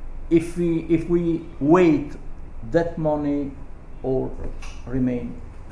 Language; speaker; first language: English; non-native, learner; Italian